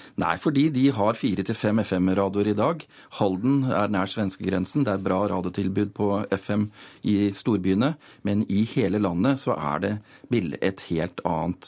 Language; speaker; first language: Norwegian; native; Norwegian